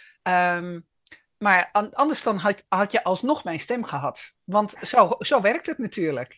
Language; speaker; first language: Dutch; native; Dutch